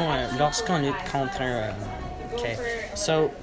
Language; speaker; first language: French; non-native, learner; English